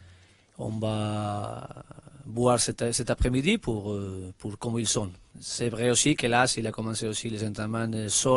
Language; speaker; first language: French; non-native, learner; Spanish